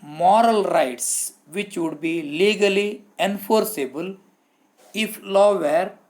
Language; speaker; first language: English; non-native, local second language; Kannada